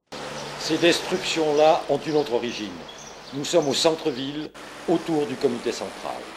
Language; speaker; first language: French; native; French